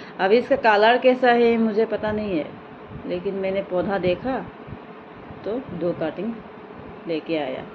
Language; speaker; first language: Hindi; non-native, local second language; Assamese